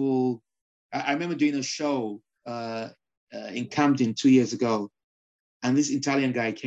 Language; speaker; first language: English; non-native, local second language; Yoruba